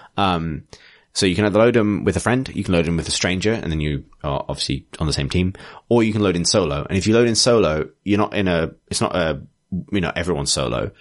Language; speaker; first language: English; native; English